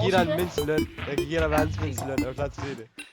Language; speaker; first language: Danish; native; Danish